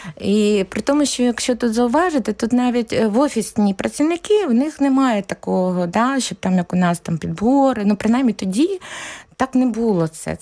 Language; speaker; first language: Ukrainian; native; Ukrainian